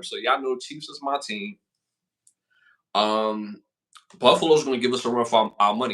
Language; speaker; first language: English; native; English